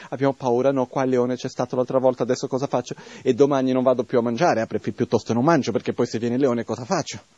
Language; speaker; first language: Italian; non-native, fluent; Portuguese